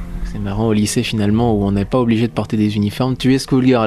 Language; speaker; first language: French; native; French